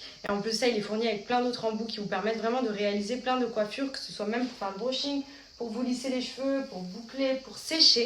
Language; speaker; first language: French; native; French